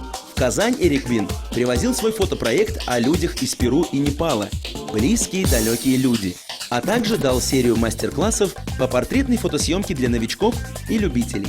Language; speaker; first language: Russian; native; Russian